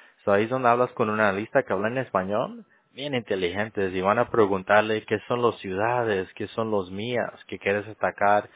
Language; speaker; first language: Spanish; early bilingual, heritage; Spanish